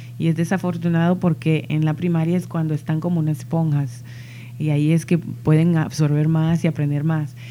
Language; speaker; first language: Spanish; early bilingual, heritage; Spanish